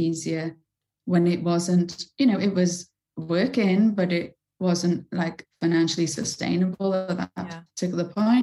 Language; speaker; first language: English; native; English